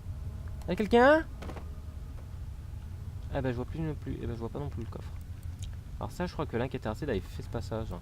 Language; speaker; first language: French; native; French